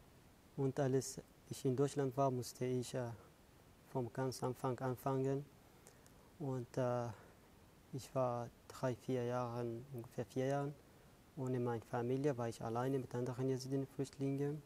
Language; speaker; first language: German; non-native, fluent; Kurdish